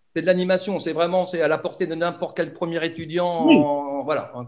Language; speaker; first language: French; native; French